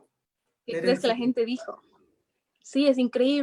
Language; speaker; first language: Spanish; native; Spanish